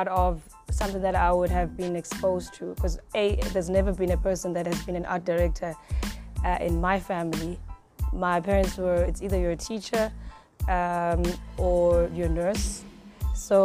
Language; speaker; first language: English; non-native, local second language; Zulu